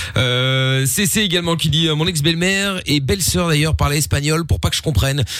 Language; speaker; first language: French; early bilingual, other home language; Portuguese